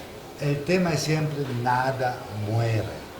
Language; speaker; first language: Spanish; non-native, fluent; Italian